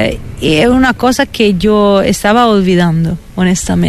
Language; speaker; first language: Spanish; non-native, fluent; Italian